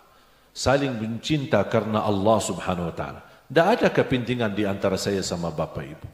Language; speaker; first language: Indonesian; non-native, fluent; Arabic